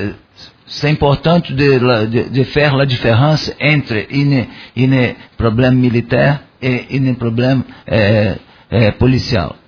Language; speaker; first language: French; non-native, learner; Portuguese